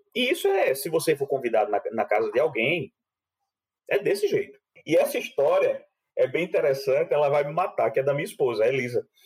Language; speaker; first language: Portuguese; native; Portuguese